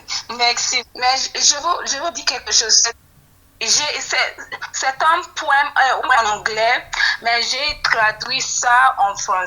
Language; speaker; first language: French; non-native, fluent; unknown